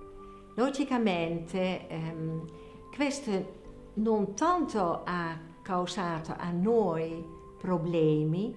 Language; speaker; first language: Italian; non-native, fluent; Dutch